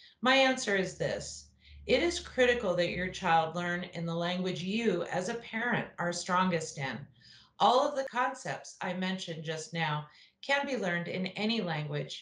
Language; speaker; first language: English; native; English